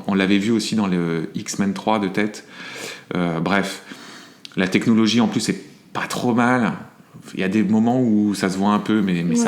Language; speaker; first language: French; native; French